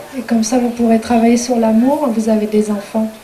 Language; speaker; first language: French; native; French